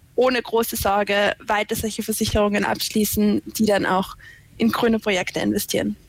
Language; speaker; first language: German; native; German